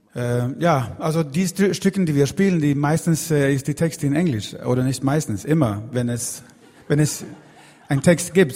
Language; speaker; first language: German; non-native, fluent; Swedish